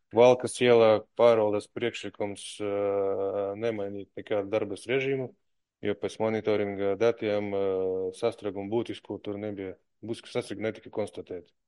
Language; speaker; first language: Latvian; non-native, local second language; Russian